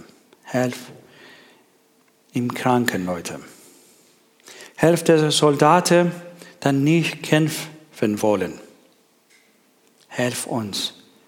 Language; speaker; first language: German; non-native, learner; Persian